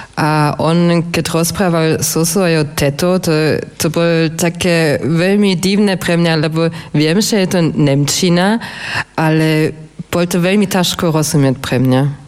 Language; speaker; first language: Slovak; non-native, fluent; German